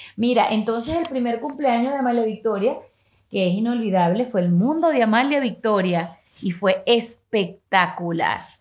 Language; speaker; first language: Spanish; native; Spanish